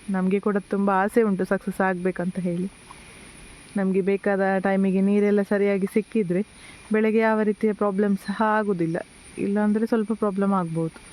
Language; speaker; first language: Kannada; native; Kannada